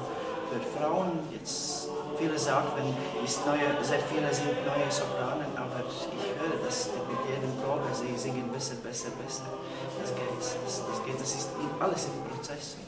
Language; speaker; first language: German; non-native, learner; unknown